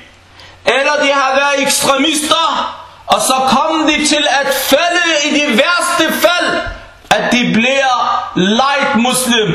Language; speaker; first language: Danish; non-native, fluent; Arabic